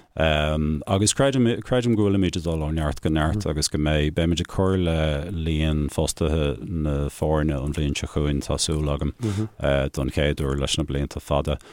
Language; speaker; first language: Irish; native; Irish